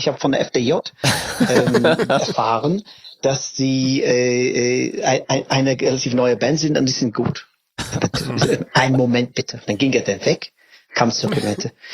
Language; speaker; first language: German; non-native, fluent; English